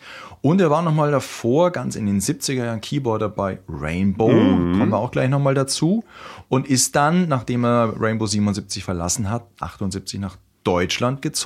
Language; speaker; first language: German; native; German